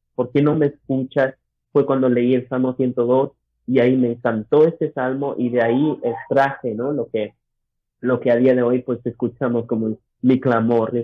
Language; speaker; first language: Spanish; early bilingual, other home language; English